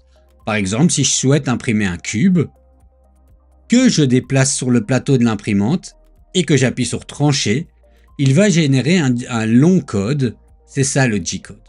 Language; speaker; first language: French; native; French